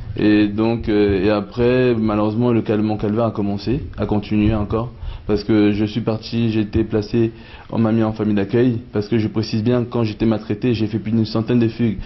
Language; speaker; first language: French; early bilingual, other home language; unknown